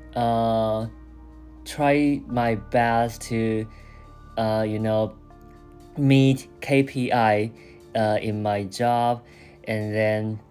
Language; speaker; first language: English; non-native, fluent; Chinese